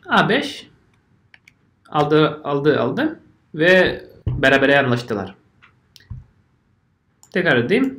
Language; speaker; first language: Turkish; non-native, fluent; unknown